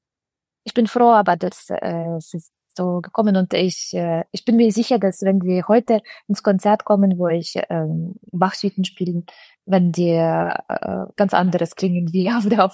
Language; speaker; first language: German; non-native, fluent; Russian